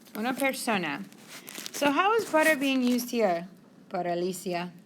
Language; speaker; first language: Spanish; non-native, fluent; English